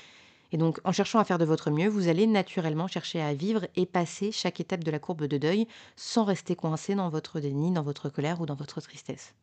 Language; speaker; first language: French; native; French